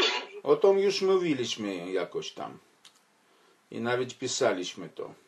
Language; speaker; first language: Polish; non-native, fluent; Ukrainian